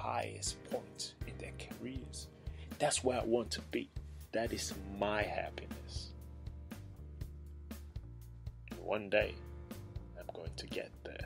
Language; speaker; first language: English; non-native, local second language; Krio